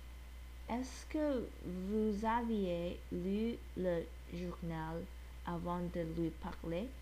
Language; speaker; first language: French; non-native, learner; English